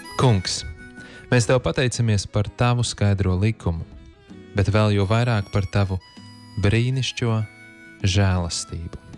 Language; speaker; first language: Latvian; native; Latvian